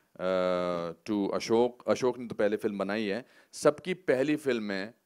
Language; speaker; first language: Hindi; native; Hindi